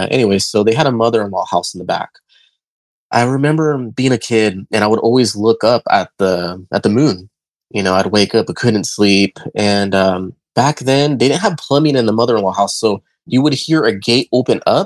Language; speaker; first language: English; native; English